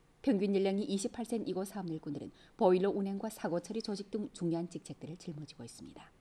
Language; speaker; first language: Korean; native; Korean